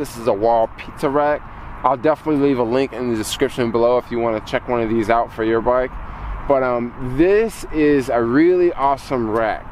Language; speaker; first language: English; native; English